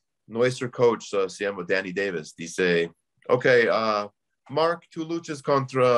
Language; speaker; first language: Spanish; non-native, learner; English